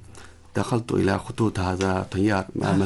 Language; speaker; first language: Arabic; non-native, learner; Chinese